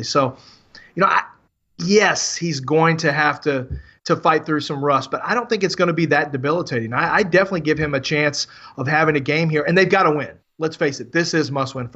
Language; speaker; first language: English; native; English